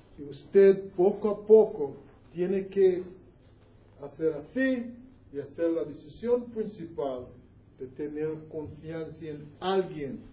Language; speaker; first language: Spanish; non-native, learner; English